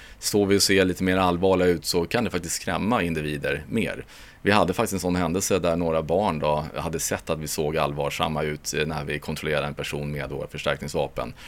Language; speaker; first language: Swedish; native; Swedish